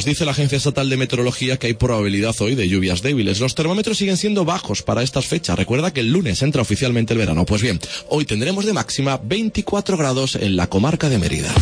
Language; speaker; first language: Spanish; native; Spanish